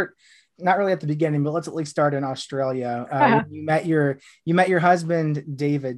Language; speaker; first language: English; native; English